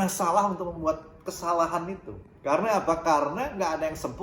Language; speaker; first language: Indonesian; native; Indonesian